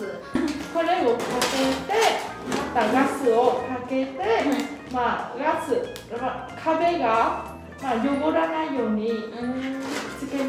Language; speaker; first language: Japanese; non-native, learner; Filipino